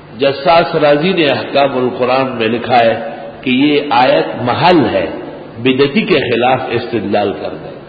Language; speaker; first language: Urdu; non-native, local second language; Pashto